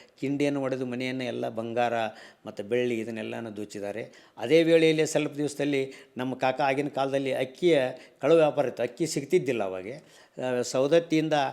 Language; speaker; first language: Kannada; native; Kannada